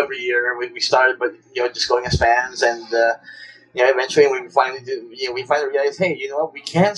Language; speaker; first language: English; non-native, local second language; Filipino